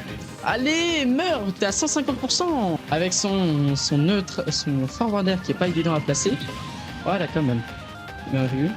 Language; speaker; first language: French; native; French